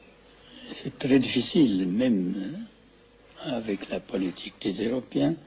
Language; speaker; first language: French; non-native, fluent; Amharic